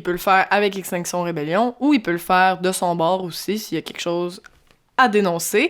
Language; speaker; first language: French; native; French